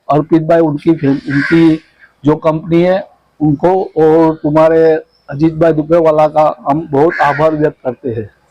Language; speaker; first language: Hindi; non-native, local second language; Gujarati